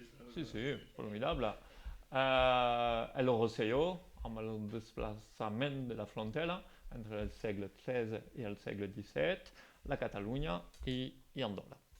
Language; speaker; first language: Catalan; non-native, local second language; French